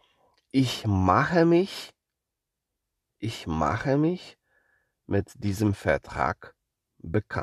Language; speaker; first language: German; non-native, fluent; Polish